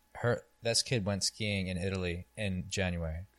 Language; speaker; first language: English; native; English